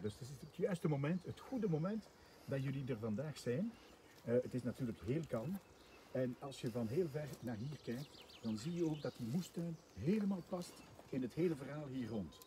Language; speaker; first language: Dutch; native; Dutch